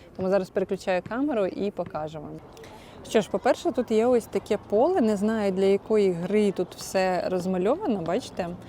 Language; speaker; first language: Ukrainian; non-native, local second language; Russian